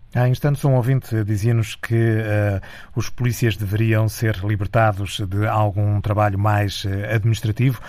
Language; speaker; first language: Portuguese; native; Portuguese